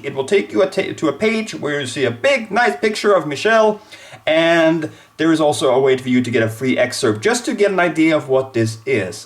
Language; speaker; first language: English; non-native, fluent; Swedish